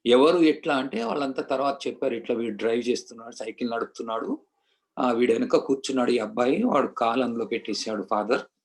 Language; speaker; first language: Telugu; non-native, local second language; Hindi